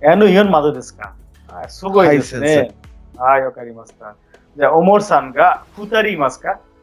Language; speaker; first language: Japanese; non-native, fluent; Bangla